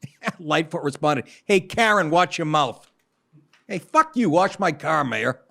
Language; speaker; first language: English; native; English